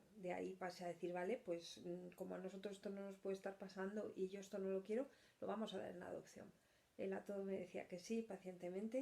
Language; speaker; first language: Spanish; native; Spanish